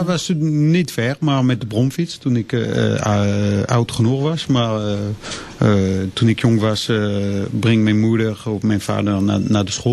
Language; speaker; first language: Dutch; non-native, fluent; French